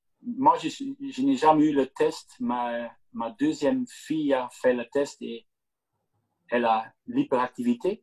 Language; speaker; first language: French; non-native, local second language; Dutch